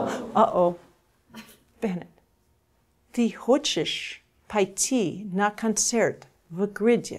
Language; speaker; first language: Russian; non-native, fluent; English